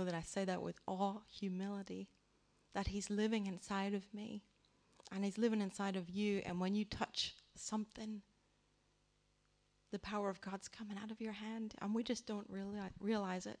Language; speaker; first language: English; native; English